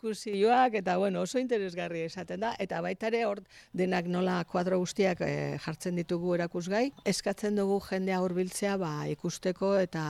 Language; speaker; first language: Basque; native; Basque